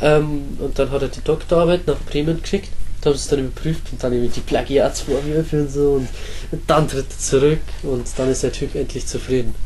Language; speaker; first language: German; native; German